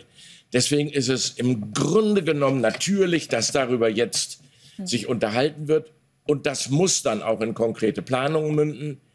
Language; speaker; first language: German; native; German